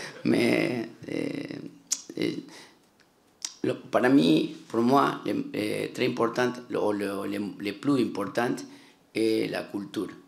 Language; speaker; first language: French; non-native, learner; Spanish